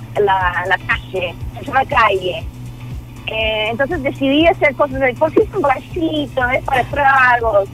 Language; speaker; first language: Spanish; non-native, fluent; Filipino